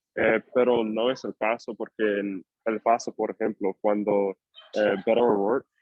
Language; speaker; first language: Spanish; non-native, fluent; English